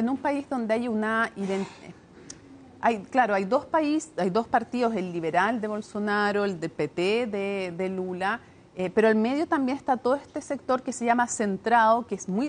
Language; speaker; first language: Spanish; native; Spanish